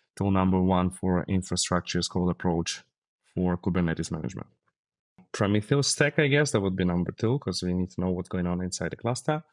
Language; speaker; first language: English; non-native, fluent; Russian